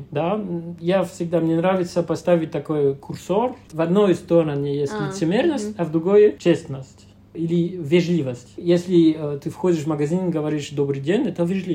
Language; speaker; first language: Russian; non-native, fluent; French